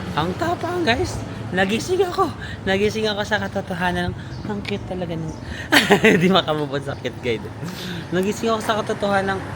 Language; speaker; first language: Filipino; non-native, local second language; Waray